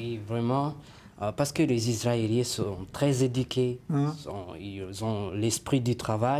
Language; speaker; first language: French; non-native, local second language; Kinyarwanda